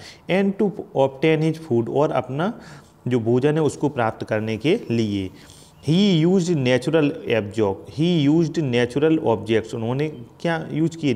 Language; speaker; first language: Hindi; native; Hindi